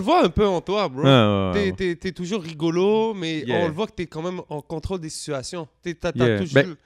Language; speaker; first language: French; native; French